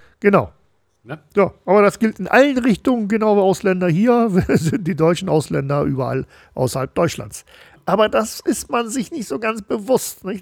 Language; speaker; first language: German; native; German